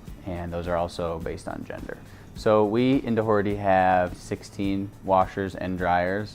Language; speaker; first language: English; native; English